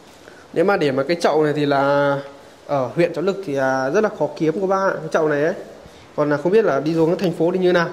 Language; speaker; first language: Vietnamese; native; Vietnamese